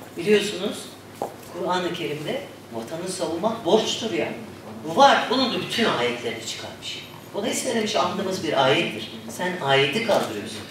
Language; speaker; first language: Turkish; native; Turkish